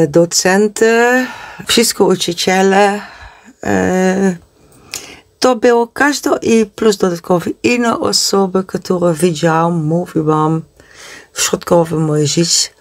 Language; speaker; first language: Polish; non-native, learner; Dutch